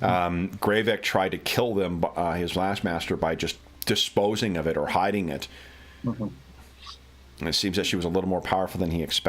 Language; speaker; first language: English; native; English